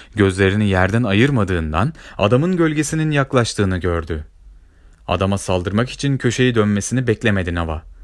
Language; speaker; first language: Turkish; native; Turkish